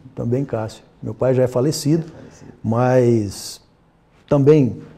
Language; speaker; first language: Portuguese; native; Portuguese